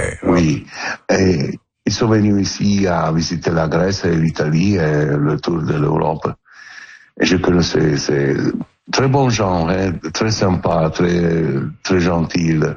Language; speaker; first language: French; non-native, learner; Italian